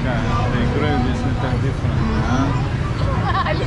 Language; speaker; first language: English; non-native, fluent; Polish